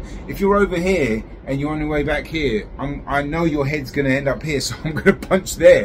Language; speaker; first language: English; native; English